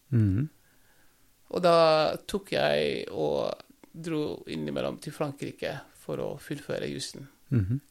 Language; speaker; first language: Norwegian; non-native, fluent; Wolof